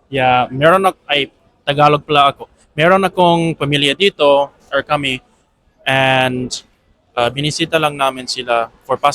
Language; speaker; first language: Filipino; non-native, fluent; English